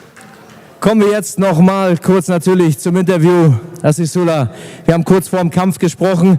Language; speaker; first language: German; native; German